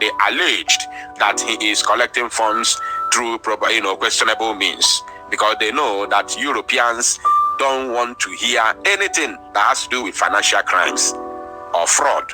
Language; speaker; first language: English; non-native, local second language; Igbo